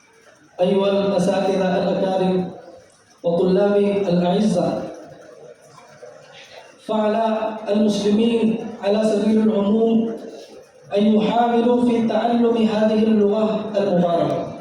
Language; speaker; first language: Arabic; non-native, fluent; Urdu